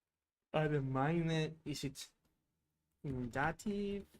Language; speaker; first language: German; non-native, learner; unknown